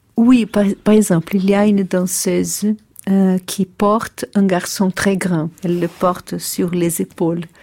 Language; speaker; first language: French; non-native, fluent; Portuguese